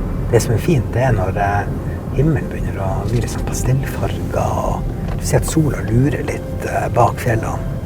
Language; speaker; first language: Norwegian; native; Norwegian